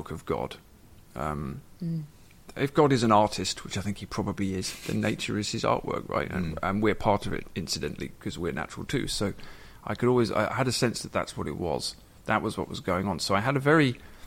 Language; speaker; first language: English; native; English